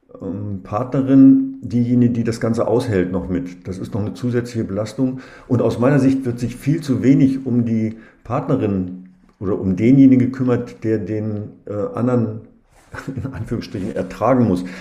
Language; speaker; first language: German; native; German